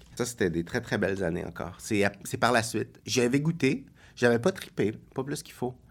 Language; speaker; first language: French; native; French